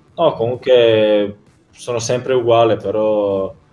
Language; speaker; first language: Italian; non-native, fluent; Croatian